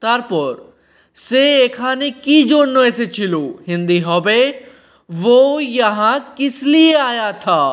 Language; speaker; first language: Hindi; non-native, fluent; Bangla